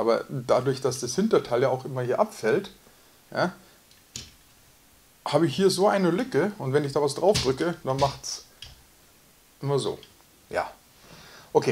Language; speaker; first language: German; native; German